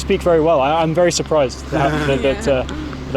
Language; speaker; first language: English; native; English